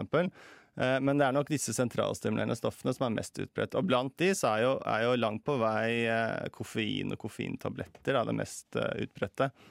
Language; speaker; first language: Norwegian; native; Norwegian